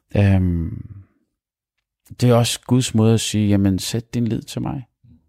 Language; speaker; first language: Danish; early bilingual, other home language; Arabic